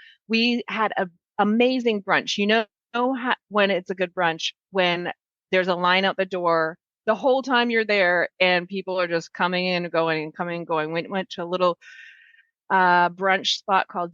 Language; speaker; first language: English; native; English